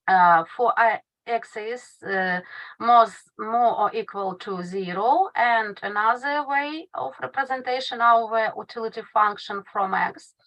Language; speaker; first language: English; non-native, fluent; Ukrainian